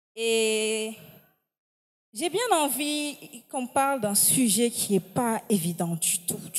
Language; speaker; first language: French; non-native, local second language; Wolof